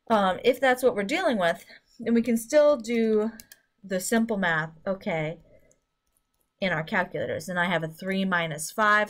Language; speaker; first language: English; native; English